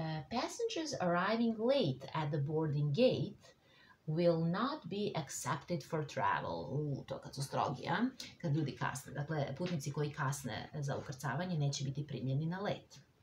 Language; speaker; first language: English; non-native, fluent; Serbian